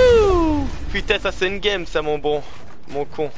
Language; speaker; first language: French; native; French